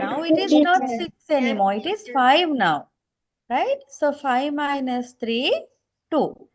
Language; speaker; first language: English; non-native, local second language; Sinhala